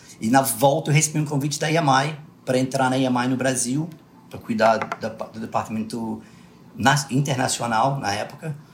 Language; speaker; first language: Portuguese; early bilingual, other home language; English